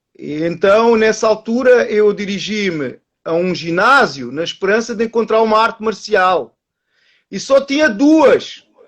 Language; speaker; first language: Portuguese; early bilingual, other home language; Kabuverdianu